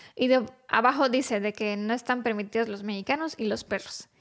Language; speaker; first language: Spanish; non-native, fluent; Romanian